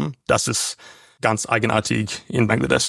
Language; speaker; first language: German; non-native, learner; English